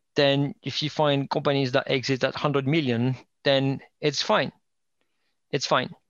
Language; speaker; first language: English; non-native, fluent; French